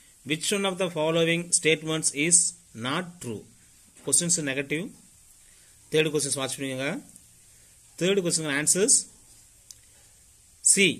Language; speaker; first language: English; non-native, local second language; Tamil